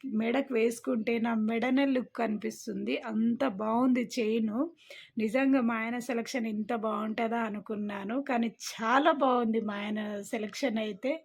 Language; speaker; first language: Telugu; non-native, local second language; Lambadi